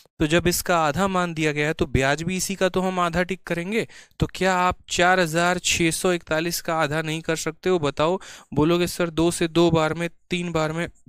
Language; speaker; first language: Hindi; native; Hindi